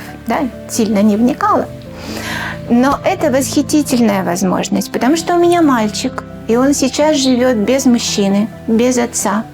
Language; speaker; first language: Russian; native; Russian